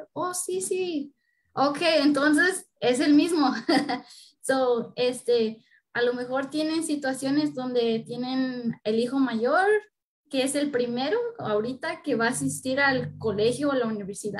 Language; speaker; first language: Spanish; early bilingual, heritage; Spanish